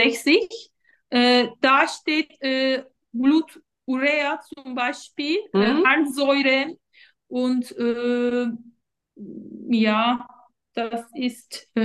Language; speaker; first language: German; non-native, fluent; Turkish